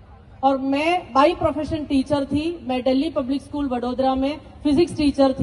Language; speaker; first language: Hindi; non-native, local second language; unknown